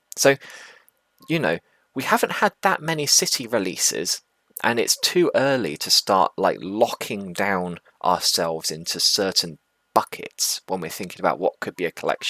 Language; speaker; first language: English; native; English